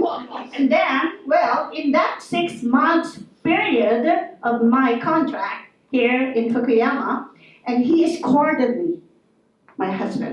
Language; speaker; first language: English; non-native, local second language; Filipino